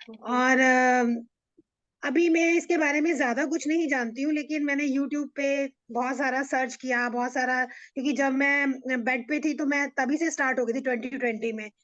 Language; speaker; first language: Hindi; native; Hindi